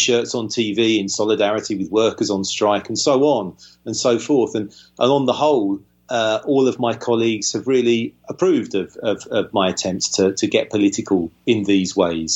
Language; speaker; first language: English; native; English